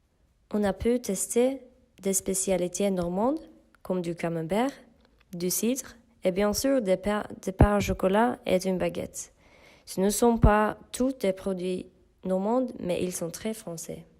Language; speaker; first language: French; non-native, learner; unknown